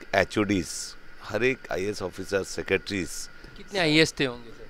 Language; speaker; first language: Hindi; native; Hindi